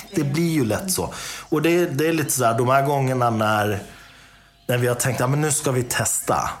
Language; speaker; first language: Swedish; early bilingual, other home language; Persian